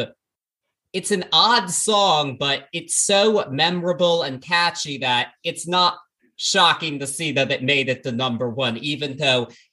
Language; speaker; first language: English; native; English